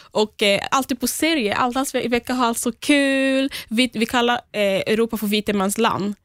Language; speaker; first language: Swedish; non-native, fluent; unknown